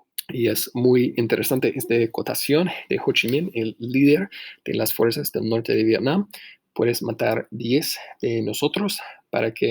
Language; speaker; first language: Spanish; non-native, fluent; English